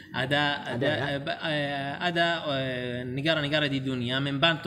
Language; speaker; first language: Indonesian; non-native, learner; Arabic